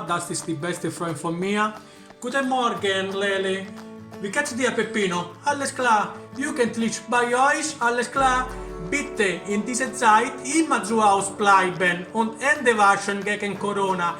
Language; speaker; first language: German; non-native, learner; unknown